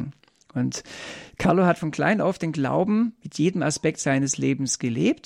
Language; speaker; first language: German; native; German